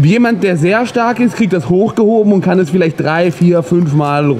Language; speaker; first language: German; native; German